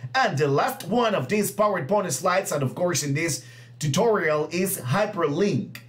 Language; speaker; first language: English; non-native, fluent; Spanish